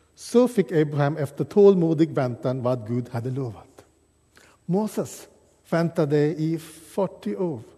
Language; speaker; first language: Swedish; non-native, fluent; English